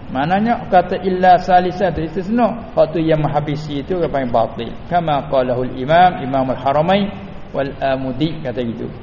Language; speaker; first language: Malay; native; Malay